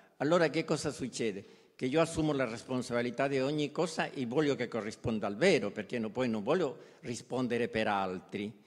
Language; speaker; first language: Italian; non-native, fluent; Spanish